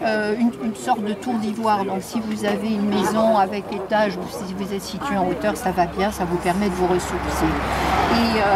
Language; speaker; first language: French; native; French